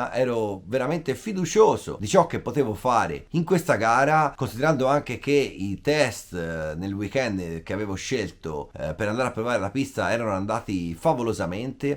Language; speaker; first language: Italian; native; Italian